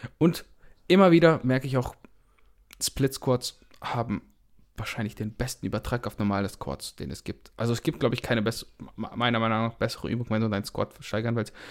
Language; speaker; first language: German; early bilingual, other home language; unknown